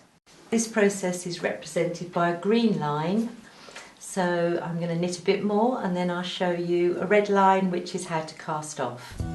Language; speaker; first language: English; native; English